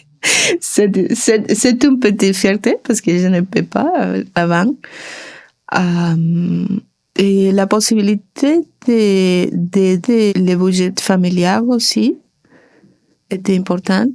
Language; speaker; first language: French; non-native, learner; Spanish